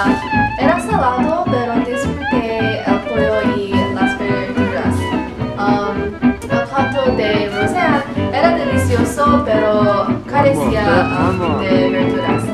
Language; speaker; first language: Spanish; non-native, learner; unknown